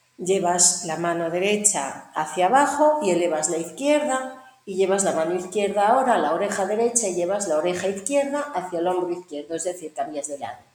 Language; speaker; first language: Spanish; native; Spanish